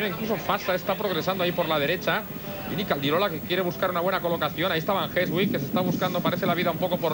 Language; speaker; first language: Spanish; native; Spanish